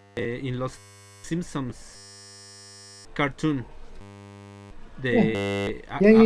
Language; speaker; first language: English; non-native, learner; Spanish